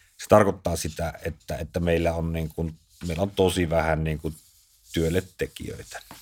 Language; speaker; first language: Finnish; native; Finnish